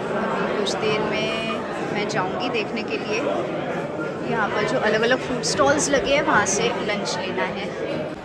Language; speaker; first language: Hindi; native; Hindi